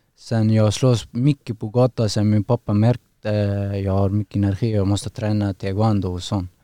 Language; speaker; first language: Swedish; non-native, learner; Persian